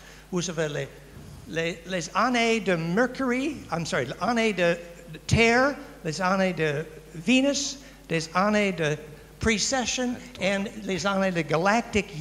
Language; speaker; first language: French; non-native, learner; English